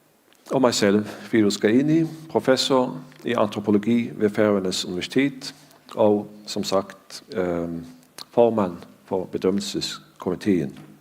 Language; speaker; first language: Danish; non-native, fluent; Faroese